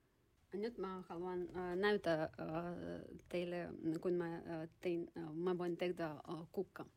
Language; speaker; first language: Finnish; non-native, learner; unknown